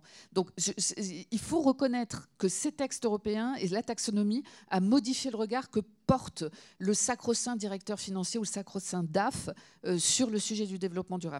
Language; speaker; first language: French; native; French